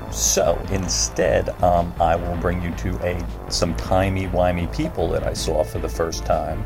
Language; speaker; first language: English; native; English